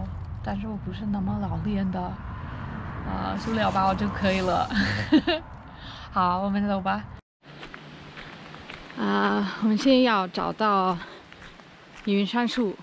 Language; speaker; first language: Chinese; non-native, fluent; English